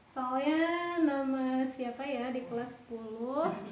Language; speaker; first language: Indonesian; non-native, local second language; Sundanese